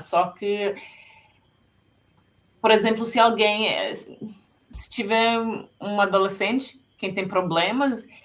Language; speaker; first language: Portuguese; non-native, fluent; Finnish